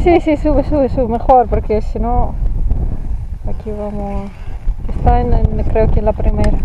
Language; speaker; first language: Spanish; non-native, fluent; Italian